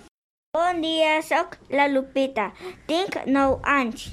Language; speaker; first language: Catalan; non-native, learner; Spanish